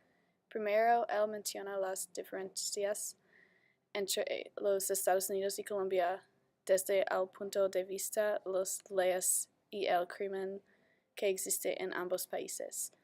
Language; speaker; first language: Spanish; non-native, learner; English